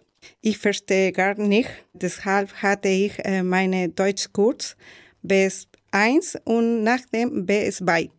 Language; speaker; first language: German; non-native, learner; Spanish